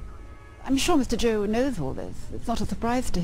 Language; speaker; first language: English; native; English